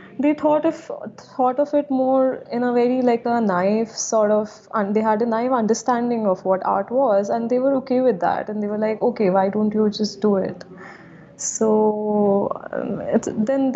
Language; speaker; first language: English; non-native, local second language; Hindi